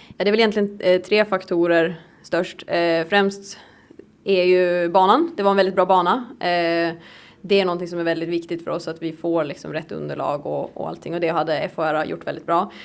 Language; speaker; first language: Swedish; native; Swedish